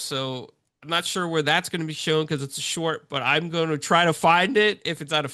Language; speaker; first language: English; native; English